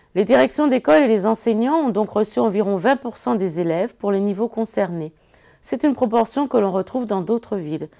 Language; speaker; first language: French; native; French